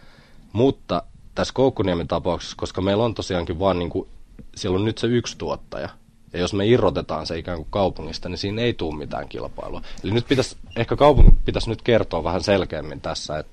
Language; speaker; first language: Finnish; native; Finnish